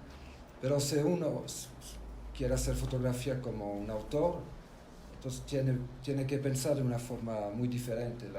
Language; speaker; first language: Spanish; non-native, fluent; French